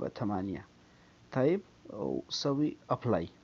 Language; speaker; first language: Arabic; non-native, learner; Urdu